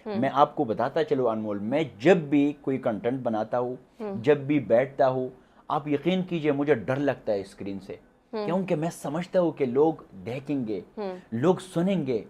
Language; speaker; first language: Urdu; non-native, local second language; Pashto